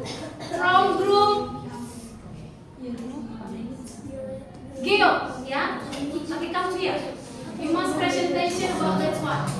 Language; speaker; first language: English; non-native, learner; Indonesian